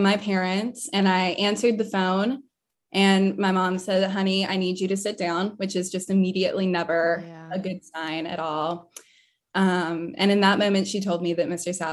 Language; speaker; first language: English; native; English